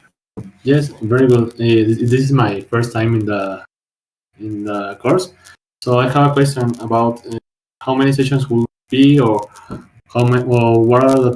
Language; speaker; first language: English; non-native, learner; Spanish